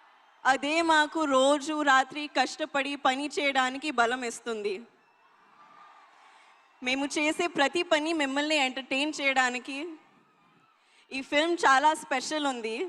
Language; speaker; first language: Telugu; non-native, learner; Hindi